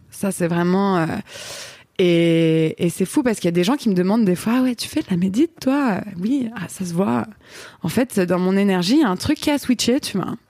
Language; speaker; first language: French; native; French